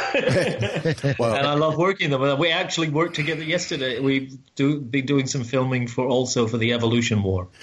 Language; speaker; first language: English; native; English